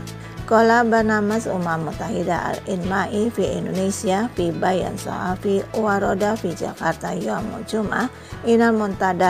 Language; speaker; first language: Arabic; non-native, fluent; Indonesian